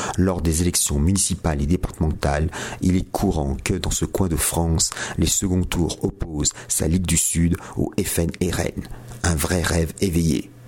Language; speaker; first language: French; native; French